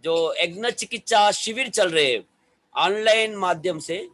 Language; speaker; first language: Hindi; non-native, local second language; Telugu